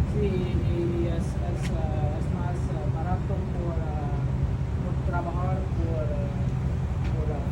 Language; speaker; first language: Spanish; non-native, learner; English